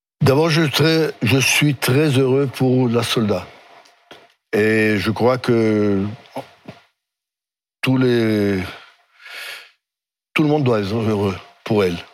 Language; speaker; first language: French; non-native, fluent; Hebrew